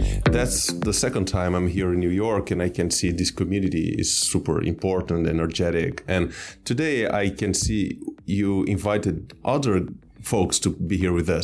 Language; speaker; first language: English; non-native, fluent; Portuguese